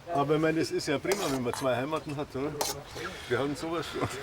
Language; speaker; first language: German; native; German